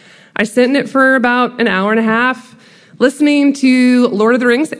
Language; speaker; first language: English; native; English